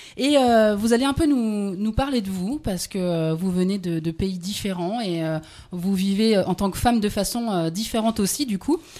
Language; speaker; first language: French; native; French